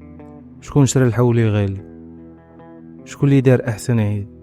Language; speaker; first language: Arabic; native; Arabic